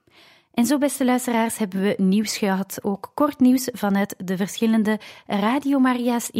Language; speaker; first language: Dutch; native; Dutch